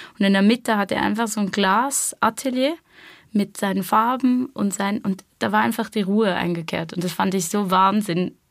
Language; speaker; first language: German; non-native, fluent; English